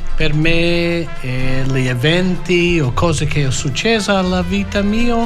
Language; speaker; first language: Italian; non-native, fluent; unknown